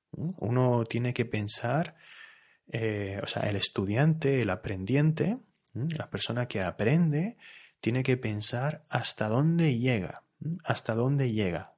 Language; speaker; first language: Spanish; native; Spanish